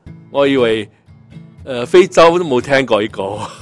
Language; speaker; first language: Cantonese; native; Cantonese